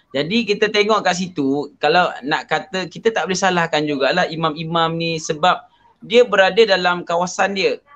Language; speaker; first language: Malay; native; Malay